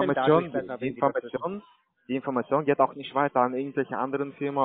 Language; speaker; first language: German; non-native, learner; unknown